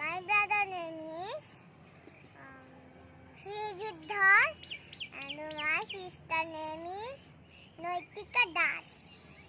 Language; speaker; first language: English; non-native, learner; Bangla